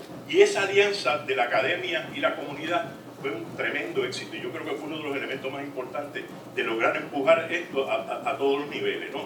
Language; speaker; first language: Spanish; native; Spanish